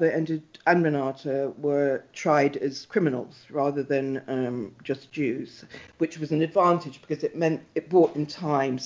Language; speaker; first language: English; native; English